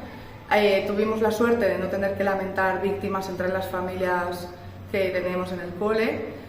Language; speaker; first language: Spanish; native; Spanish